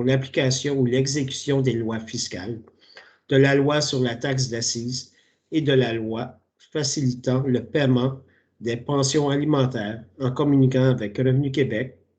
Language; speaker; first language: French; native; French